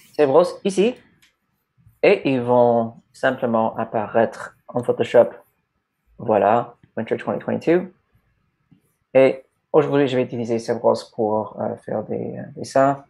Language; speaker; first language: French; non-native, learner; English